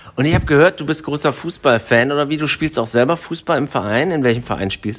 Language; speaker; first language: German; native; German